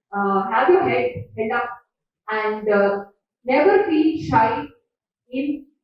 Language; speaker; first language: English; non-native, local second language; Telugu